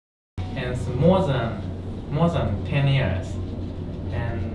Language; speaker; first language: English; non-native, learner; Japanese